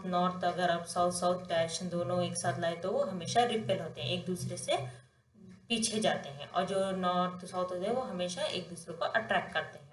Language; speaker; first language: Hindi; non-native, local second language; Telugu